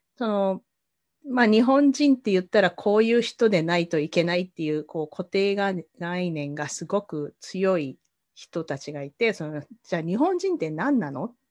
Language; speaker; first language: Japanese; native; Japanese